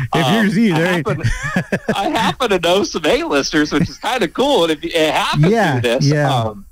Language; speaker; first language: English; native; English